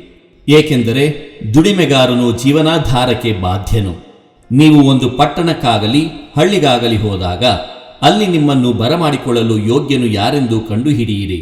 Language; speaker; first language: Kannada; native; Kannada